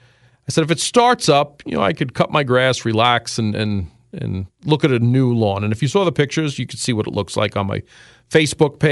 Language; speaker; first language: English; native; English